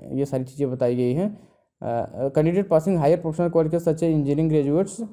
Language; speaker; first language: Hindi; native; Hindi